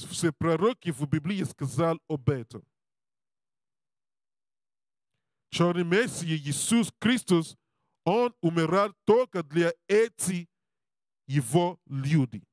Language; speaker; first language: Russian; non-native, learner; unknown